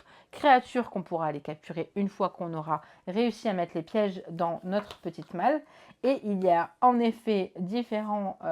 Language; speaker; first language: French; native; French